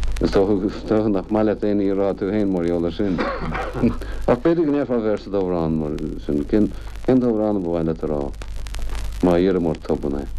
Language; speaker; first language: Irish; non-native, local second language; English